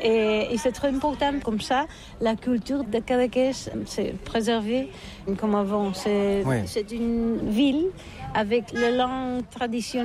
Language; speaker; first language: French; non-native, learner; Catalan